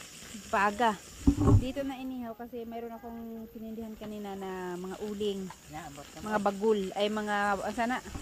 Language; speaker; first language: Filipino; non-native, local second language; Cebuano